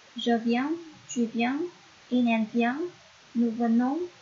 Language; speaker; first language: French; non-native, fluent; Vietnamese